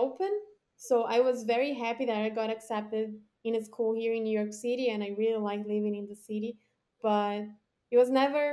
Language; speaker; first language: English; non-native, fluent; Portuguese